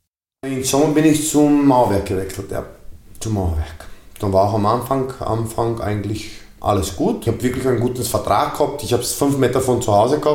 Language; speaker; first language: German; non-native, fluent; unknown